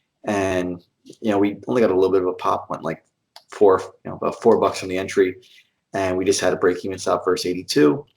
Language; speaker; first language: English; native; English